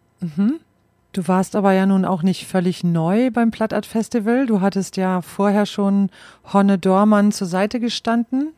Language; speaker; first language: German; native; German